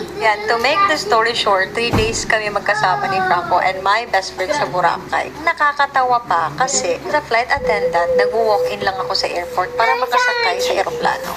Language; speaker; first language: Filipino; non-native, local second language; Cebuano